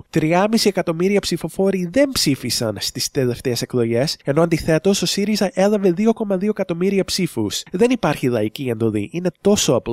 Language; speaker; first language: Greek; native; Greek